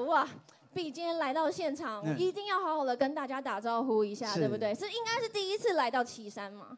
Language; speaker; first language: Chinese; native; Chinese